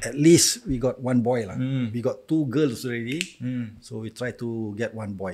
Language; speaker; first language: English; non-native, local second language; Malay